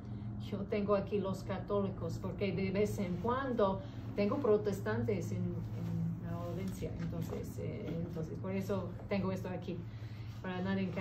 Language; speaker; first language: Spanish; early bilingual, heritage; English